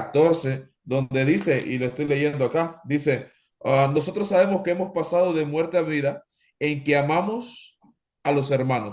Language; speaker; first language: Spanish; native; Spanish